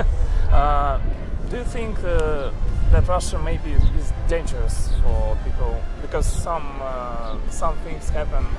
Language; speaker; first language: English; non-native, learner; Russian